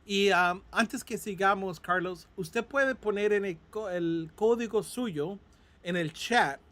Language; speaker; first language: Spanish; non-native, fluent; English